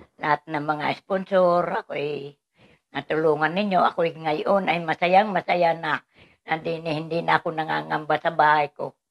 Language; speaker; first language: Filipino; native; Filipino